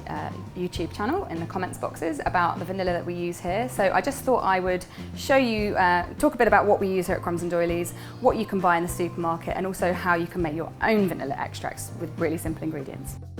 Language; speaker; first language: English; native; English